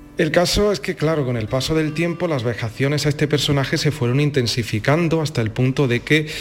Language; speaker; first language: Spanish; native; Spanish